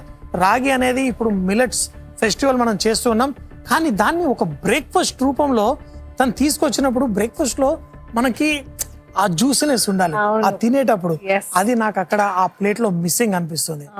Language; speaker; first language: Telugu; native; Telugu